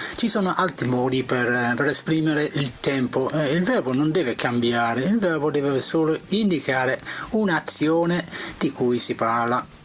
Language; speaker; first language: Italian; non-native, fluent; English